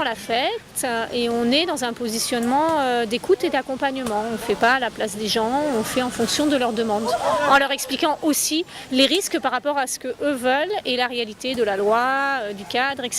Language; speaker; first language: French; native; French